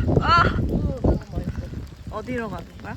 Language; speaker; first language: Korean; native; Korean